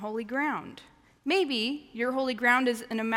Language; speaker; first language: English; native; English